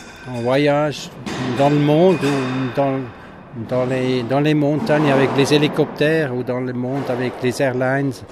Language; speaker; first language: French; non-native, fluent; German